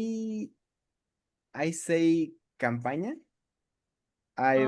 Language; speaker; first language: English; non-native, learner; Spanish